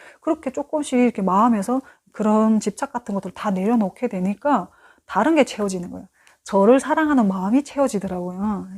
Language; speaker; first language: Korean; native; Korean